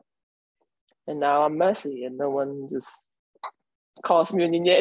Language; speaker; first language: English; non-native, local second language; Igbo